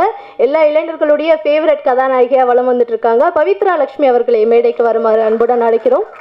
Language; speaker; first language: Tamil; native; Tamil